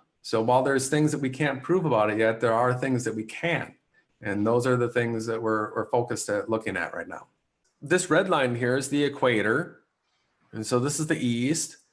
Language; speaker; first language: English; native; English